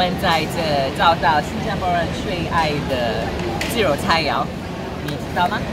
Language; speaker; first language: Chinese; non-native, learner; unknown